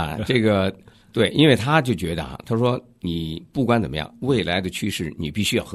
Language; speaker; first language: Chinese; native; Chinese